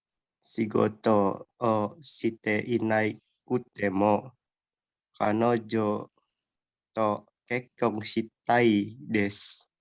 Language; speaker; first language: Japanese; non-native, learner; Indonesian